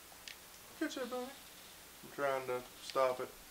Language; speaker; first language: English; native; English